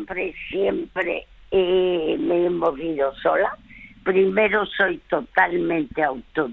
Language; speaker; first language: Spanish; early bilingual, other home language; French